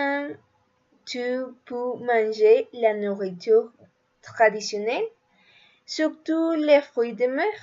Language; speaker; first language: French; non-native, learner; Spanish